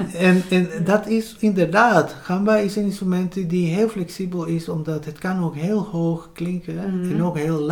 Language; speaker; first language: Dutch; non-native, fluent; Spanish